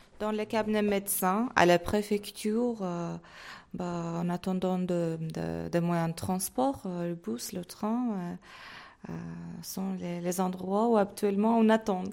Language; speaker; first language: French; non-native, fluent; Persian